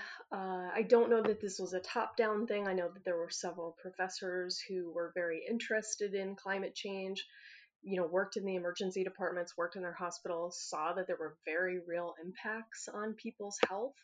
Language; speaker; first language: English; native; English